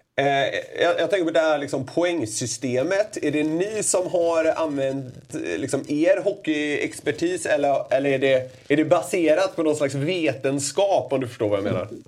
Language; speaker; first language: Swedish; native; Swedish